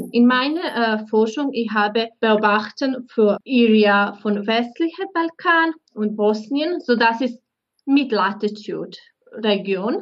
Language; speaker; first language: German; non-native, fluent; Bosnian